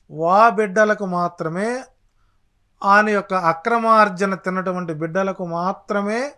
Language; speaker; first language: Telugu; native; Telugu